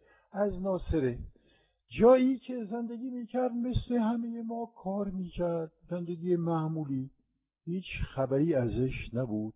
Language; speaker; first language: Persian; non-native, fluent; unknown